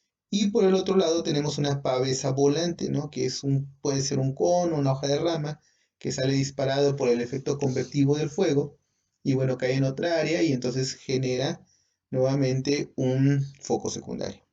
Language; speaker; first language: Spanish; native; Spanish